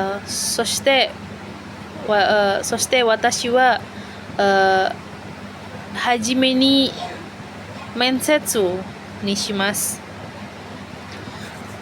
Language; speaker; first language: Japanese; non-native, learner; Indonesian